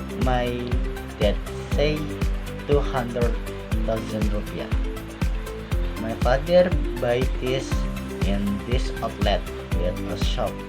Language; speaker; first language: English; non-native, learner; Indonesian